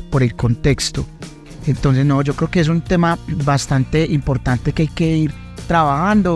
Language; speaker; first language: Spanish; native; Spanish